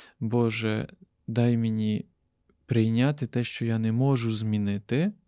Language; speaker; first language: Ukrainian; native; Ukrainian